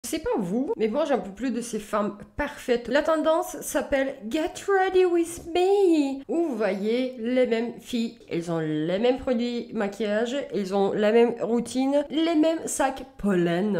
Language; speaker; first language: French; native; French